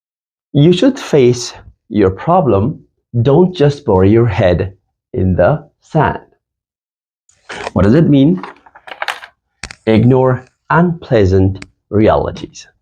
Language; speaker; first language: English; non-native, fluent; Persian